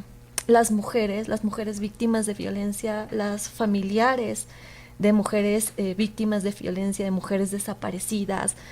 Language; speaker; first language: Spanish; native; Spanish